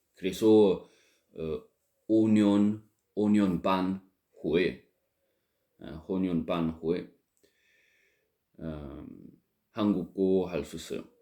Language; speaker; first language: Korean; non-native, learner; French